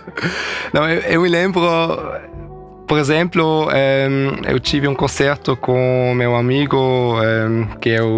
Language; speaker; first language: Portuguese; early bilingual, heritage; German